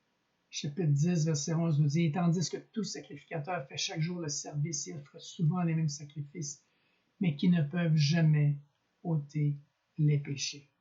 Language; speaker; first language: French; native; French